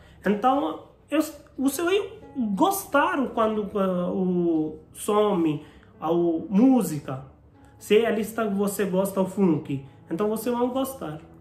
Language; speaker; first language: Portuguese; non-native, learner; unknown